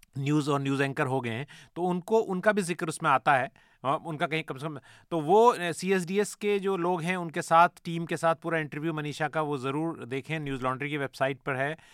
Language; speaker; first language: Hindi; native; Hindi